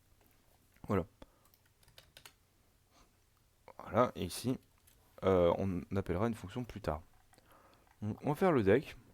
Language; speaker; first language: French; native; French